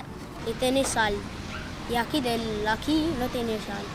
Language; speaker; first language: Spanish; non-native, learner; Arabic